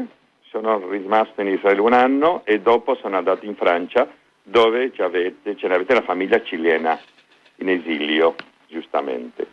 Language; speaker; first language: Italian; non-native, fluent; Spanish